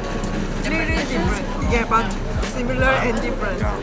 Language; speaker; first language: English; non-native, learner; Korean